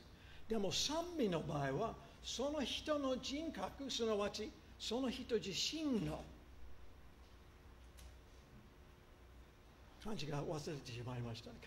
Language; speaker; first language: Japanese; non-native, fluent; English